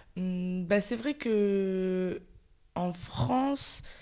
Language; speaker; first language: French; native; French